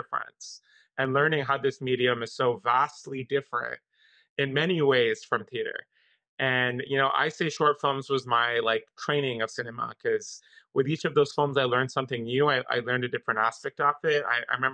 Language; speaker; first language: English; non-native, local second language; Urdu